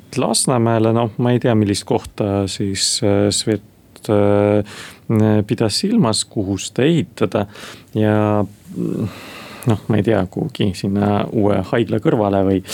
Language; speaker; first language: Estonian; non-native, local second language; Russian